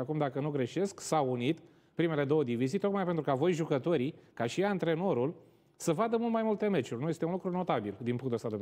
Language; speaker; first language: Romanian; native; Romanian